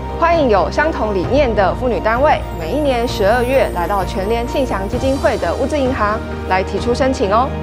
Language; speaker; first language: Chinese; native; Chinese